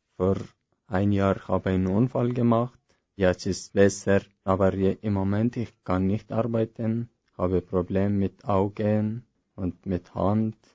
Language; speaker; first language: German; non-native, learner; Persian